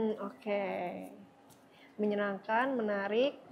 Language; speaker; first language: Indonesian; native; Indonesian